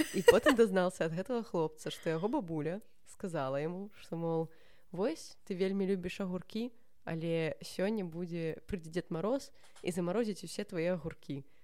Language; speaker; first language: Belarusian; non-native, local second language; Russian